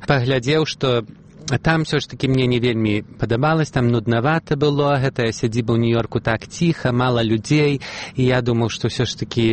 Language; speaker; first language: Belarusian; early bilingual, heritage; Belarusian